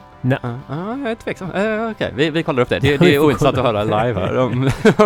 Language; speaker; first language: Swedish; native; Swedish